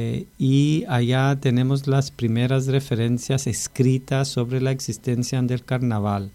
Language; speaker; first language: Spanish; non-native, fluent; Greek